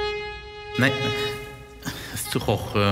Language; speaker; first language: German; non-native, fluent; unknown